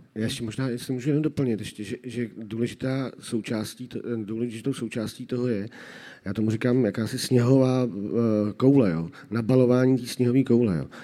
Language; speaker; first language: Czech; native; Czech